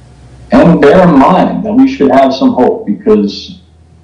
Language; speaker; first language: English; native; English